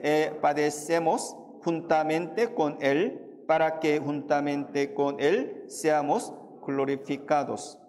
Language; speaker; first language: Spanish; non-native, fluent; Korean